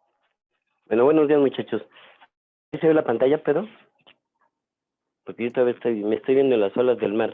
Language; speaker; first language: Spanish; native; Spanish